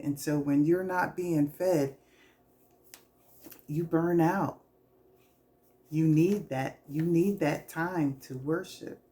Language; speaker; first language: English; native; English